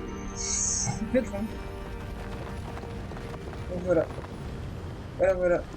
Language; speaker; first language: French; native; French